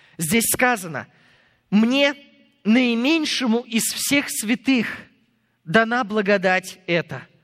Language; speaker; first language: Russian; non-native, fluent; English